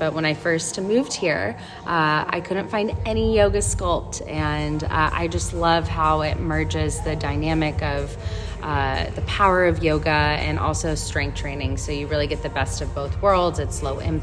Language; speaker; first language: English; native; English